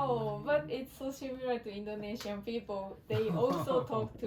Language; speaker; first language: English; non-native, learner; Japanese